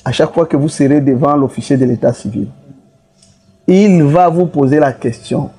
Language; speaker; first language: French; non-native, local second language; Swahili